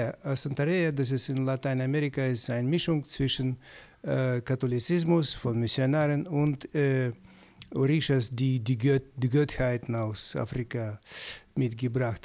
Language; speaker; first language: German; non-native, fluent; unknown